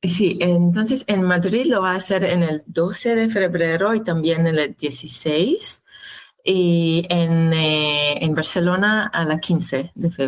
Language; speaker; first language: Spanish; non-native, learner; Hebrew